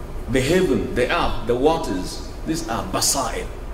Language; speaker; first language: English; non-native, local second language; Hausa